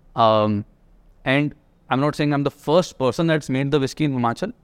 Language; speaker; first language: English; non-native, local second language; Hindi